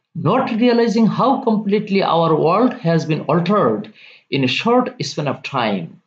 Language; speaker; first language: English; non-native, local second language; Bangla